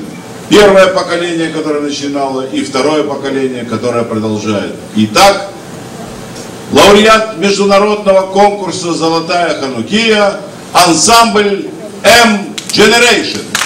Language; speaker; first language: Russian; native; Russian